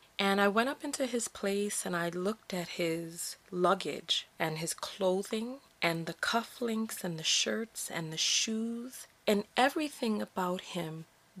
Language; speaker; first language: English; native; English